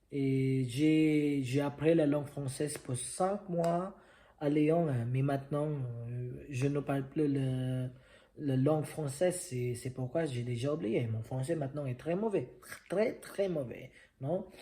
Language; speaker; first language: French; non-native, learner; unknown